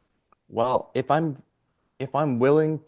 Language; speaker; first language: English; native; English